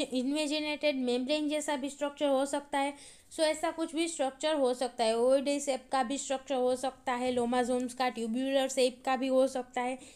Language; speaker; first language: Hindi; non-native, local second language; Gujarati